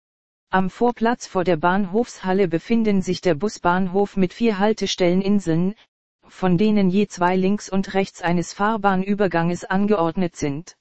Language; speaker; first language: German; native; German